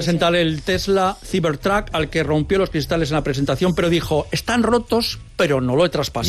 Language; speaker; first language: Spanish; native; Spanish